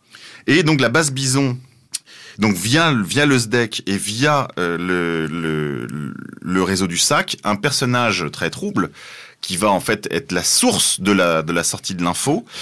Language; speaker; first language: French; native; French